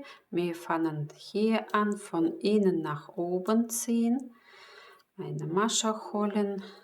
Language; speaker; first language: German; non-native, fluent; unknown